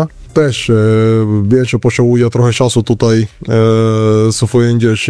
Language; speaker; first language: Polish; non-native, fluent; Spanish